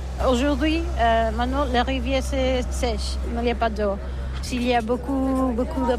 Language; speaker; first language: French; non-native, learner; Catalan